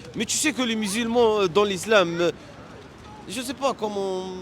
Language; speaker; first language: French; non-native, learner; Arabic